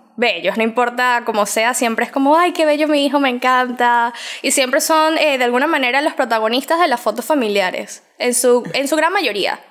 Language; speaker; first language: Spanish; native; Spanish